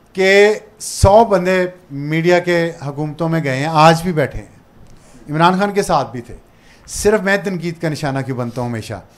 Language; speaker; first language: Urdu; non-native, local second language; Punjabi